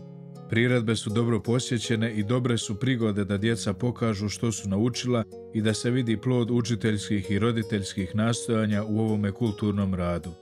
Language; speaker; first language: Croatian; native; Croatian